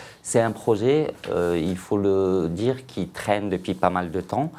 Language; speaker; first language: French; non-native, local second language; Arabic